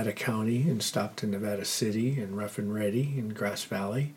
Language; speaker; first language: English; native; English